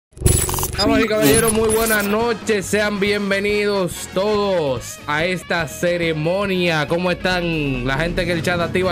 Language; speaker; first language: Spanish; native; Spanish